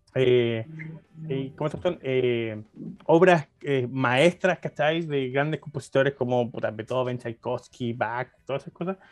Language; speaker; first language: Spanish; native; Spanish